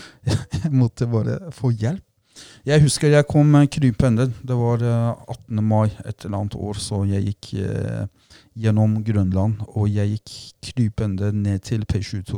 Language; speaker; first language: Norwegian; non-native, fluent; Persian